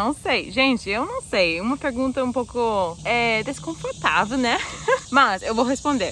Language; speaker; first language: Portuguese; non-native, fluent; English